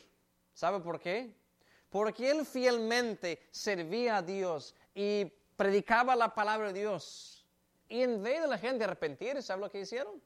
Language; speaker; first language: Spanish; native; Spanish